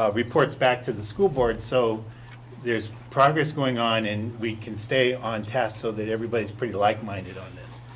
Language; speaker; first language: English; native; English